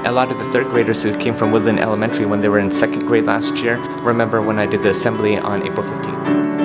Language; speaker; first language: English; native; English